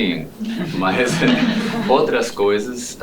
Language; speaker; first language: Portuguese; non-native, fluent; English